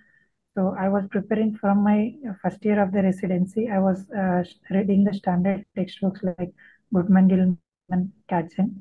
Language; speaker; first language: English; non-native, local second language; Telugu